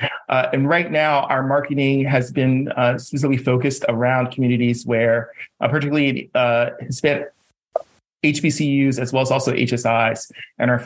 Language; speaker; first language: English; native; English